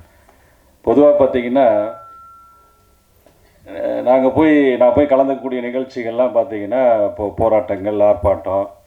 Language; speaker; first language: Tamil; native; Tamil